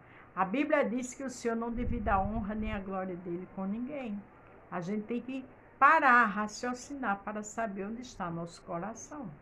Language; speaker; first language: Portuguese; native; Portuguese